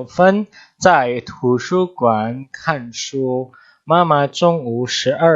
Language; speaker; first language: Chinese; non-native, fluent; Indonesian